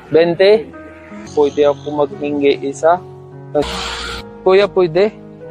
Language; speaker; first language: Filipino; non-native, learner; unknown